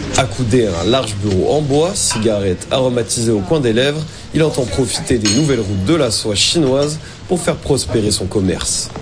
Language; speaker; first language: French; native; French